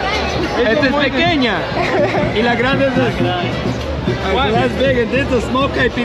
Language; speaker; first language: Spanish; non-native, learner; English